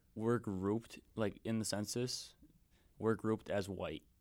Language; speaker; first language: English; early bilingual, other home language; Spanish